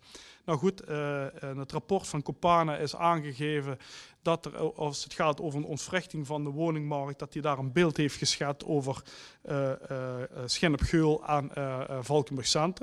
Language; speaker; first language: Dutch; native; Dutch